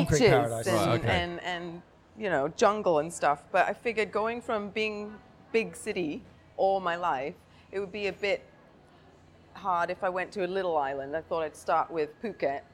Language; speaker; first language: English; native; English